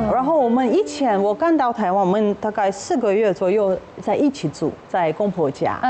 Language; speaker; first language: Chinese; non-native, fluent; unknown